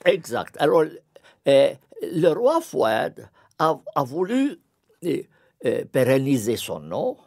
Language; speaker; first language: French; non-native, fluent; Arabic